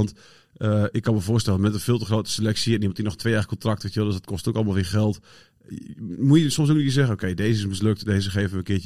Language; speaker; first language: Dutch; native; Dutch